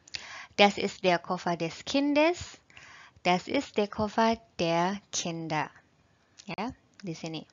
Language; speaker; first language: German; non-native, fluent; Indonesian